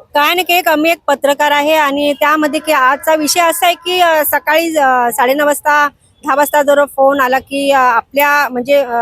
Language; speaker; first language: Marathi; native; Marathi